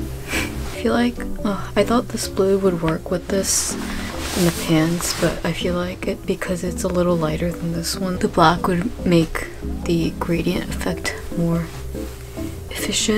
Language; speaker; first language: English; early bilingual, other home language; Japanese